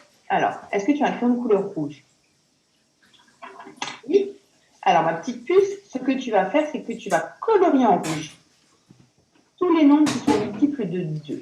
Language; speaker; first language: French; native; French